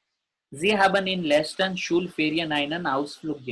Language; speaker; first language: German; non-native, learner; Gujarati